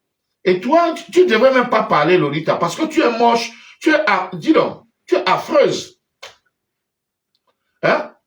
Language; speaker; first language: French; native; French